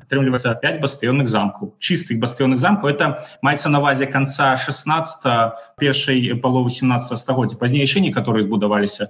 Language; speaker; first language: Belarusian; non-native, local second language; Russian